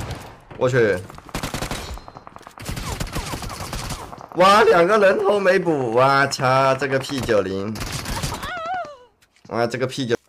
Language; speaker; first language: Chinese; native; Chinese